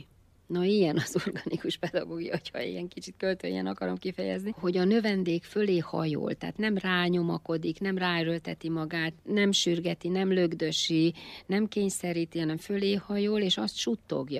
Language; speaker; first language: Hungarian; native; Hungarian